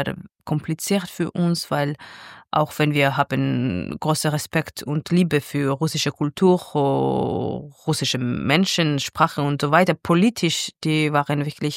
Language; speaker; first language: German; non-native, fluent; Georgian